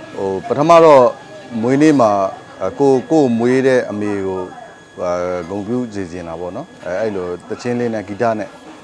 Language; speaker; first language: Burmese; non-native, local second language; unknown